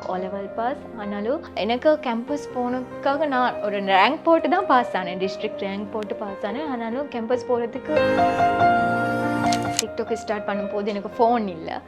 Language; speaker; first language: Tamil; non-native, local second language; Sinhala